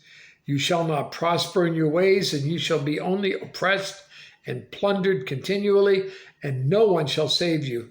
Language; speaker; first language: English; native; English